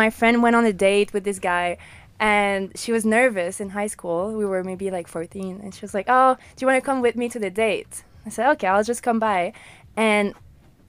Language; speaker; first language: English; non-native, fluent; French